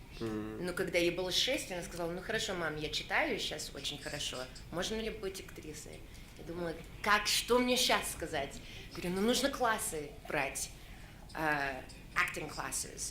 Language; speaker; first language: Russian; early bilingual, heritage; Russian